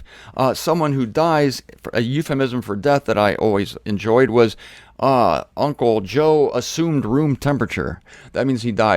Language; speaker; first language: English; native; English